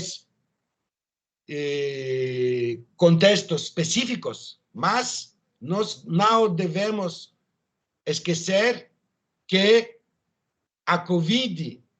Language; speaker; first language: Portuguese; non-native, learner; French